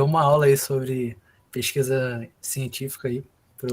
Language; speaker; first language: Portuguese; native; Portuguese